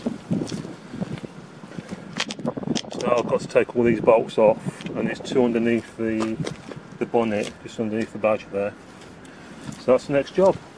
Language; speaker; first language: English; native; English